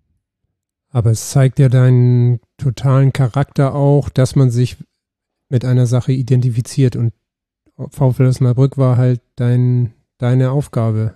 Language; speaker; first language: German; native; German